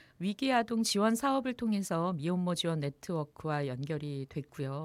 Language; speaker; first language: Korean; native; Korean